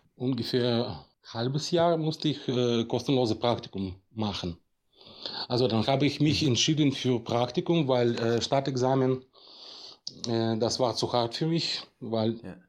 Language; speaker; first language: German; non-native, fluent; Russian